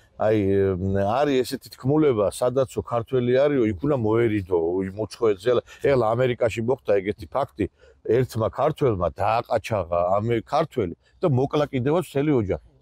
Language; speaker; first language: Georgian; native; Georgian